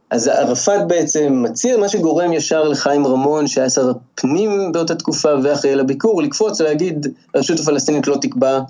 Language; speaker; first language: Hebrew; native; Hebrew